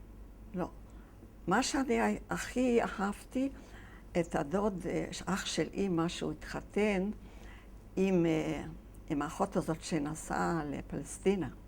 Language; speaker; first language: Hebrew; non-native, fluent; Yiddish